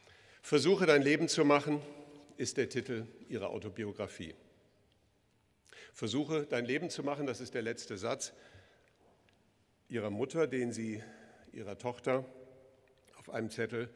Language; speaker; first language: German; native; German